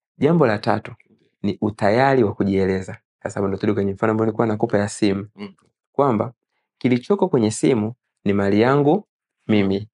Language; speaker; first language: Swahili; native; Swahili